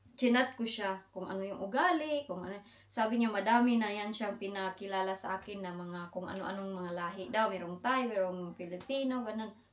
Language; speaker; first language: Filipino; non-native, local second language; Cebuano